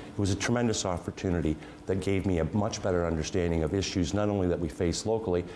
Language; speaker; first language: English; native; English